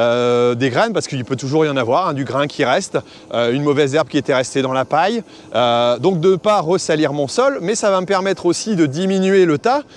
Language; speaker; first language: French; native; French